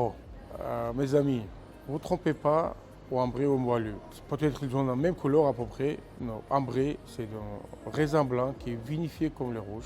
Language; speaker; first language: French; non-native, fluent; Georgian